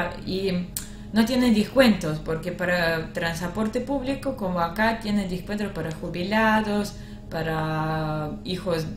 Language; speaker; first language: Spanish; non-native, learner; Russian